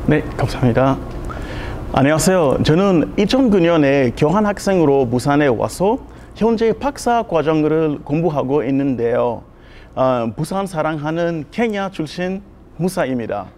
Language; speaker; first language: Korean; non-native, fluent; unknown